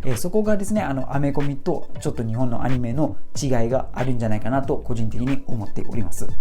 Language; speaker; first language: Japanese; non-native, fluent; Malay